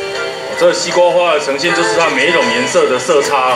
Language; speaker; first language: Chinese; native; Chinese